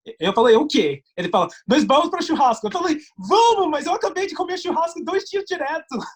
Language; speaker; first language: Portuguese; non-native, fluent; English